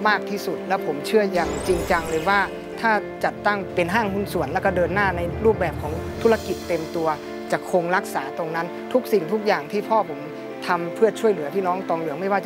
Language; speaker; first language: Thai; early bilingual, other home language; English